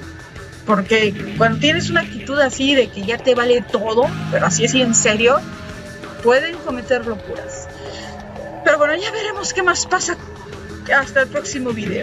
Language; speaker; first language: Spanish; native; Spanish